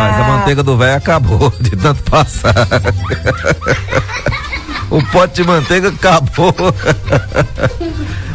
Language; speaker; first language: Portuguese; native; Portuguese